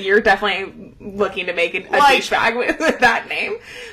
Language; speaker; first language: English; native; English